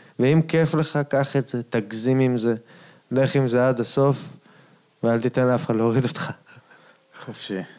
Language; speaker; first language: Hebrew; native; Hebrew